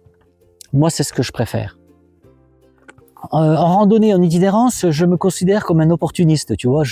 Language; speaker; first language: French; native; French